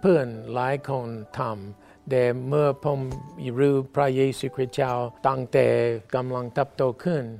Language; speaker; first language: Thai; non-native, fluent; English